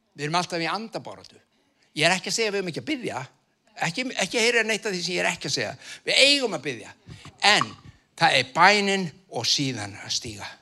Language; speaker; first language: Icelandic; native; Icelandic